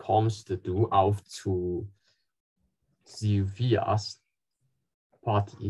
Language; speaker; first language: German; non-native, learner; Chinese